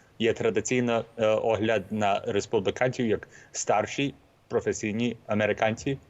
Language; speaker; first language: Ukrainian; early bilingual, heritage; Ukrainian